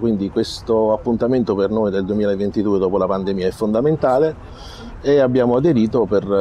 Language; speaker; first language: Italian; native; Italian